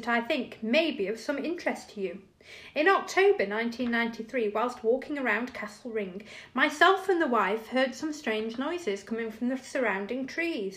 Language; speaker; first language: English; native; English